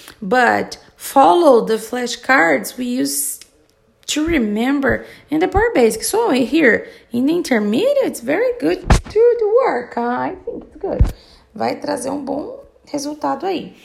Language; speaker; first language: English; non-native, learner; Portuguese